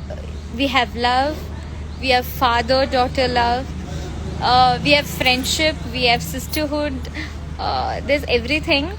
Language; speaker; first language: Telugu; non-native, learner; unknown